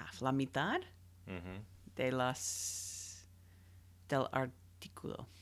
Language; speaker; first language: Spanish; non-native, learner; English